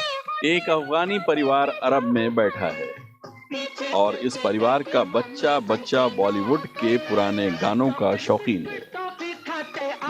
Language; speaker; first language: Hindi; native; Hindi